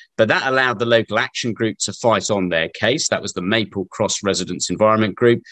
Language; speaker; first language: English; native; English